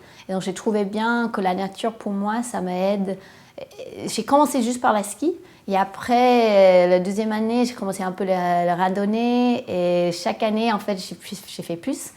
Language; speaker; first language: French; non-native, fluent; English